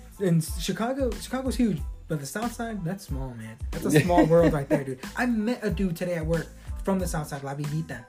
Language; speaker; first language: English; early bilingual, other home language; Spanish